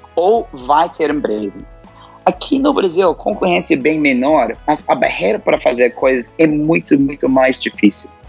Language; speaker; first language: Portuguese; non-native, fluent; English